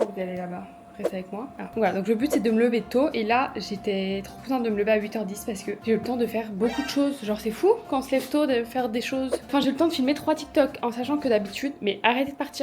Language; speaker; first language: French; native; French